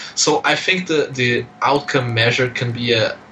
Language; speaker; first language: English; non-native, fluent; Portuguese